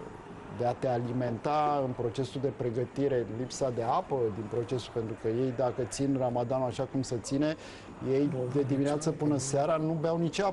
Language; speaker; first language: Romanian; native; Romanian